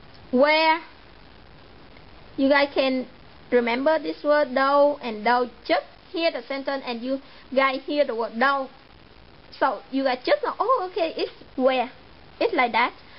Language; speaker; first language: English; non-native, fluent; Vietnamese